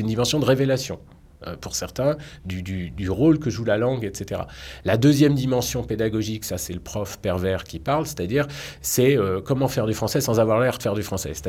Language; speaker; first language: French; native; French